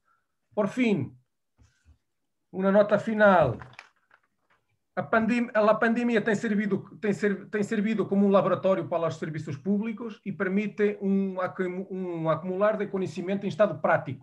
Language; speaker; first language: Spanish; non-native, fluent; Portuguese